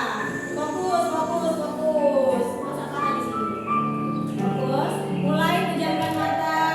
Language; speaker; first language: Indonesian; native; Indonesian